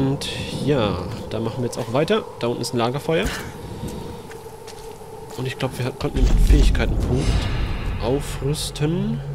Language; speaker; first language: German; native; German